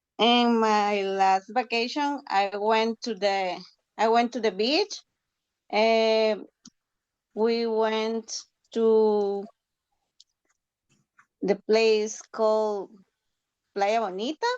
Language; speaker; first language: English; non-native, learner; Spanish